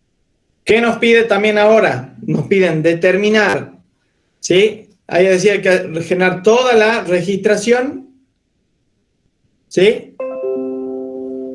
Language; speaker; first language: Spanish; native; Spanish